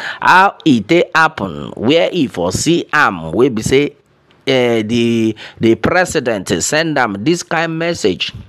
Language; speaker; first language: Nigerian Pidgin; non-native, local second language; Yoruba